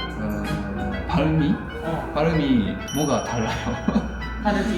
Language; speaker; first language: Korean; non-native, learner; Japanese